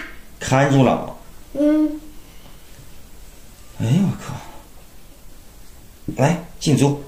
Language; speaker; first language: Chinese; native; Chinese